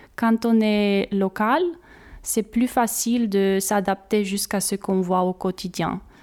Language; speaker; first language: French; non-native, fluent; Romanian